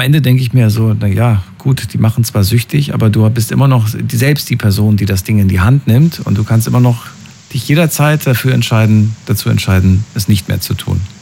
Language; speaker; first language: German; native; German